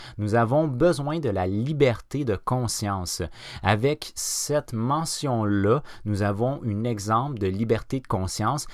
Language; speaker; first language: French; native; French